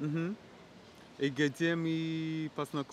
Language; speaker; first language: Russian; non-native, learner; English